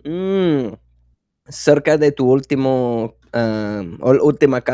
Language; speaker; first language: Spanish; non-native, fluent; English